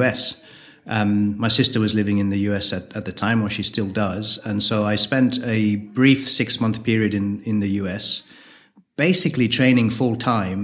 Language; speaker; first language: English; native; English